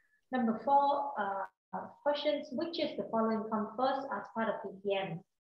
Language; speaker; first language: English; non-native, fluent; Vietnamese